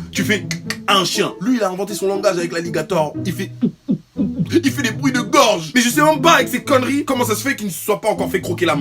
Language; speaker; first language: French; native; French